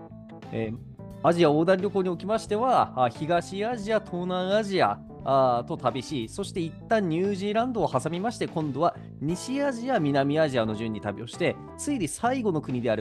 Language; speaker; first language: Japanese; native; Japanese